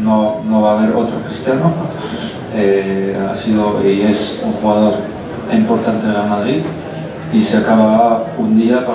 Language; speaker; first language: Spanish; non-native, fluent; French